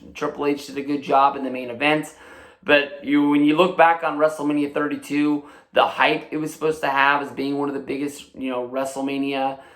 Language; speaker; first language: English; native; English